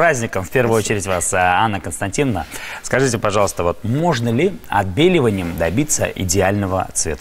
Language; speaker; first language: Russian; native; Russian